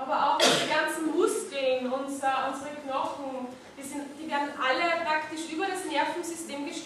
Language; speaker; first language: German; native; German